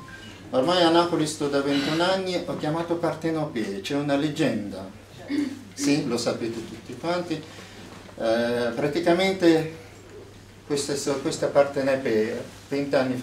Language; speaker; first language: Italian; non-native, fluent; Russian